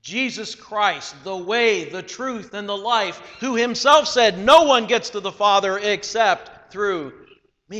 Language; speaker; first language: English; native; English